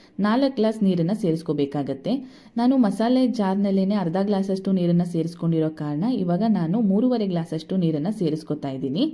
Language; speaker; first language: Kannada; native; Kannada